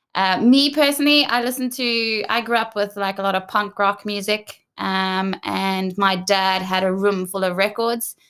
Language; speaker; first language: English; native; English